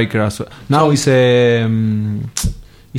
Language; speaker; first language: English; non-native, fluent; Spanish